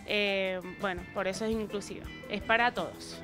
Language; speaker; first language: Spanish; native; Spanish